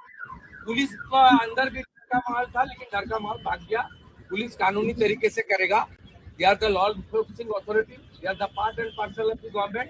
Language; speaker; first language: Hindi; non-native, local second language; Bangla